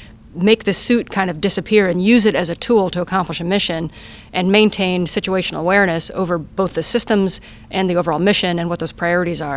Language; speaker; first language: English; native; English